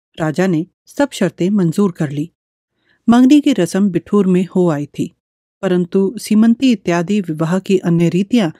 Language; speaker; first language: Hindi; native; Hindi